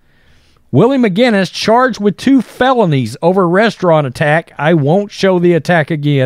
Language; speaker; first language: English; native; English